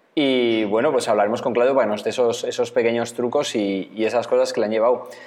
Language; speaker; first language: Spanish; native; Spanish